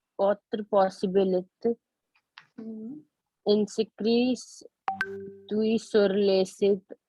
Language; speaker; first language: French; non-native, learner; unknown